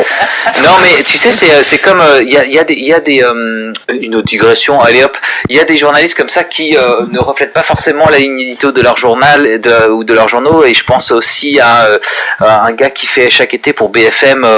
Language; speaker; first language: French; native; French